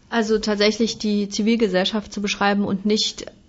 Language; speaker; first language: German; native; German